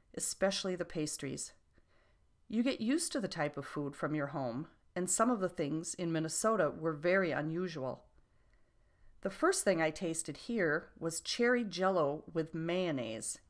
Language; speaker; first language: English; non-native, fluent; French